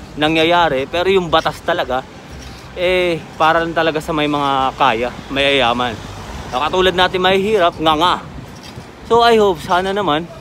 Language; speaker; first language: Filipino; native; Filipino